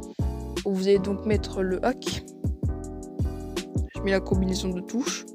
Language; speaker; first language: French; native; French